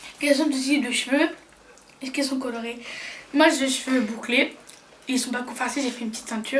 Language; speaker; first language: French; native; French